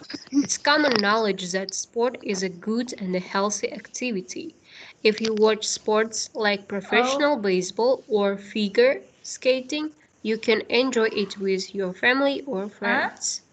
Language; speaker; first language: English; non-native, learner; Kazakh